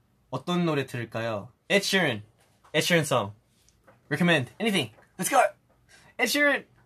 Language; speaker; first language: English; early bilingual, other home language; Korean